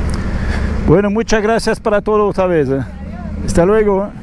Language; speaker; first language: Spanish; non-native, learner; French